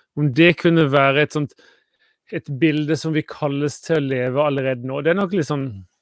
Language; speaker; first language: Norwegian; native; Norwegian